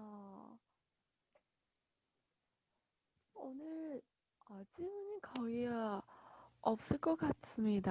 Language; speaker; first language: Korean; non-native, learner; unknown